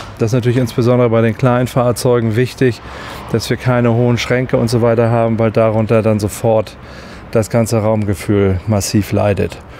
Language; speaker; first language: German; native; German